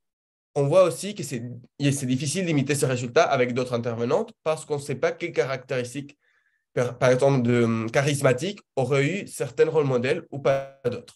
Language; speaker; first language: French; non-native, fluent; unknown